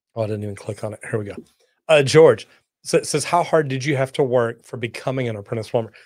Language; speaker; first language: English; native; English